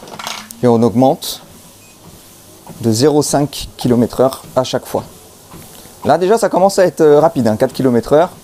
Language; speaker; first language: French; native; French